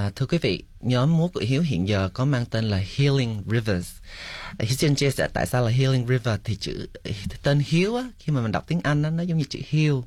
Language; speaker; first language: Vietnamese; early bilingual, heritage; Vietnamese